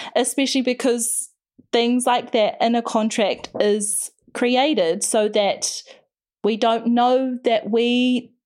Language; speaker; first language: English; native; English